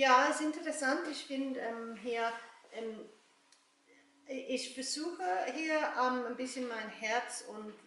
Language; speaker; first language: German; non-native, learner; English